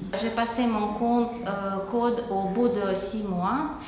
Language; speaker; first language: French; non-native, fluent; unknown